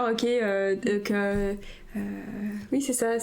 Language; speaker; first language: French; native; French